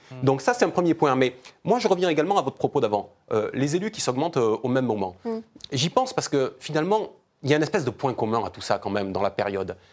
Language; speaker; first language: French; native; French